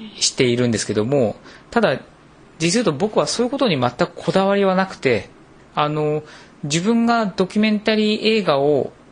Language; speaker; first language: Japanese; native; Japanese